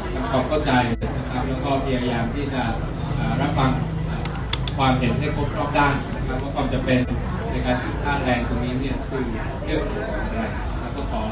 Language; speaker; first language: Thai; native; Thai